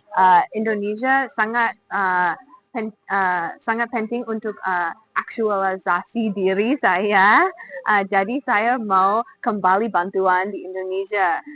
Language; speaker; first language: Indonesian; non-native, fluent; English